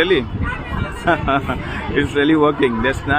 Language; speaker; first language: English; non-native, local second language; Hindi